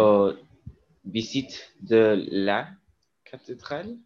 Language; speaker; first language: French; non-native, learner; English